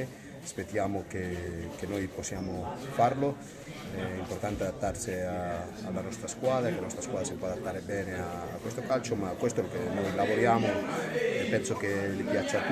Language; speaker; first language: Italian; non-native, fluent; Spanish